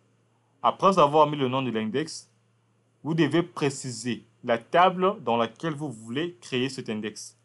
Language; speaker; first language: French; non-native, local second language; Lingala